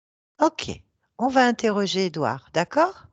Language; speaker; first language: French; native; French